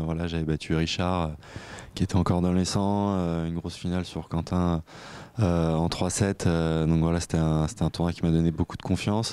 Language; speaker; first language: French; native; French